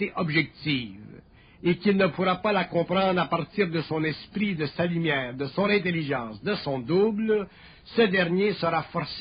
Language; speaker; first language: French; native; French